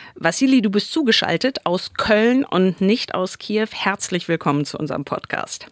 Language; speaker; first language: German; native; German